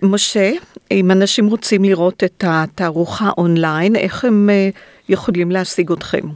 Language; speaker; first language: Hebrew; native; Hebrew